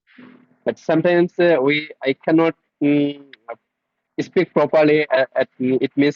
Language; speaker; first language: English; non-native, learner; Bangla